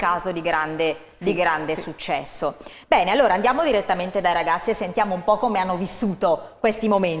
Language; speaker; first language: Italian; native; Italian